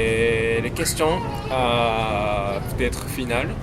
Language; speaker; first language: French; non-native, learner; Japanese